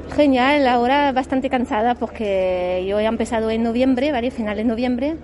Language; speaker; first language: Spanish; non-native, fluent; French